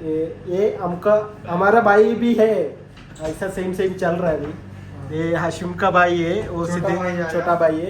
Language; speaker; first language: Hindi; non-native, learner; Malayalam